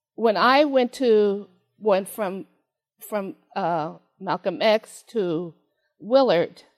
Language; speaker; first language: English; native; English